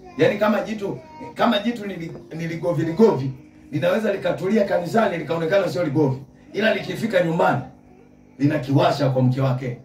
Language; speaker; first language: Swahili; native; Swahili